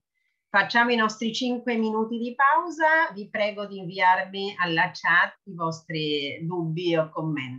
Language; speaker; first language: Italian; non-native, fluent; Spanish